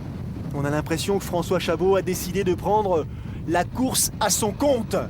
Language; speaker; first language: French; native; French